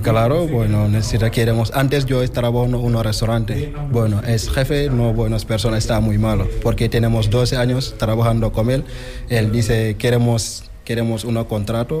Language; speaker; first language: Spanish; non-native, learner; Wolof